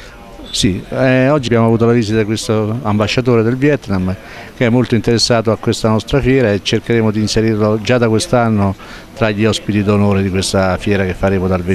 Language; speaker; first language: Italian; native; Italian